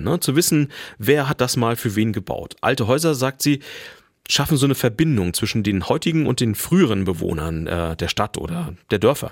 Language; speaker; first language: German; native; German